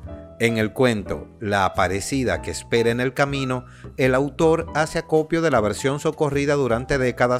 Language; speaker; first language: Spanish; native; Spanish